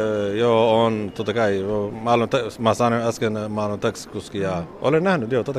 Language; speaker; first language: Finnish; non-native, learner; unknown